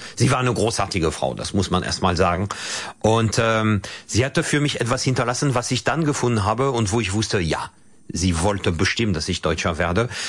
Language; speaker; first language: German; non-native, fluent; French